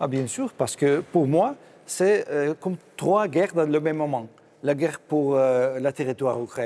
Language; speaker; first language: French; non-native, fluent; Russian